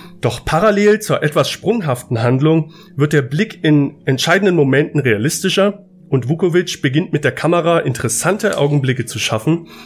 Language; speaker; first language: German; native; German